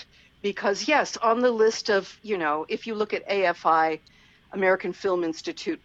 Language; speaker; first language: English; native; English